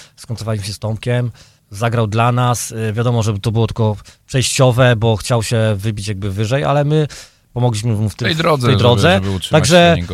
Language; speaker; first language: Polish; native; Polish